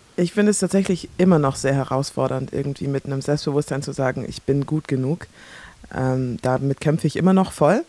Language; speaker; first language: German; early bilingual, other home language; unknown